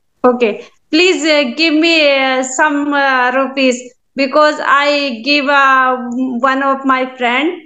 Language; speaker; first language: English; non-native, learner; Hindi